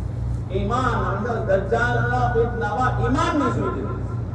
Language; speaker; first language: Japanese; non-native, learner; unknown